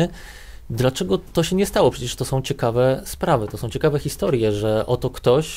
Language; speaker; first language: Polish; native; Polish